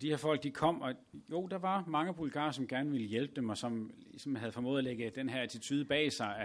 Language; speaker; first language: Danish; native; Danish